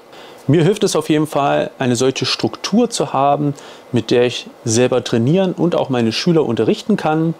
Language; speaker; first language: German; native; German